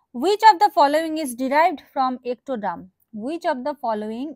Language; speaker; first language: English; non-native, local second language; Bangla